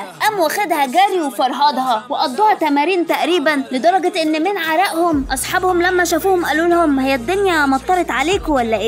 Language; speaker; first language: Arabic; native; Arabic